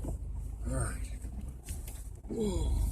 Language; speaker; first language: English; native; English